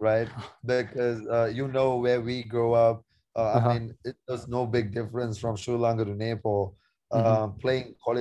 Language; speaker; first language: English; non-native, local second language; Sinhala